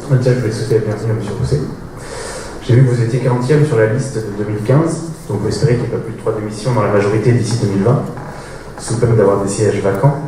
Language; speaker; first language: French; native; French